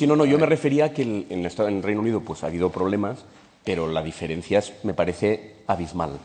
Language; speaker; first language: Spanish; native; Spanish